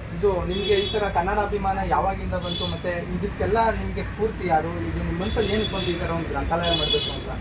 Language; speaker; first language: Kannada; native; Kannada